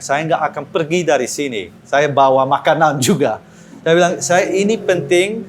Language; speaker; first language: Indonesian; early bilingual, heritage; Dutch